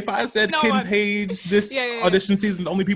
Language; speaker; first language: English; native; English